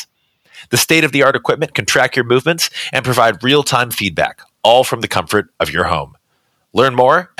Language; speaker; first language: English; native; English